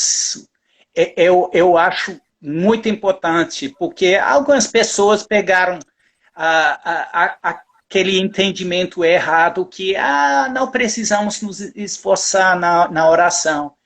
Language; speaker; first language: Portuguese; non-native, fluent; English